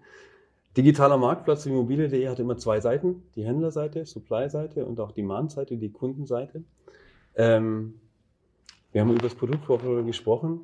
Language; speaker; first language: German; native; German